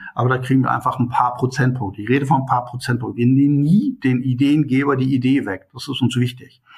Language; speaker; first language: German; native; German